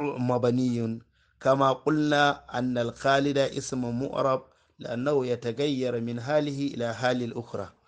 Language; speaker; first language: Arabic; non-native, fluent; Hausa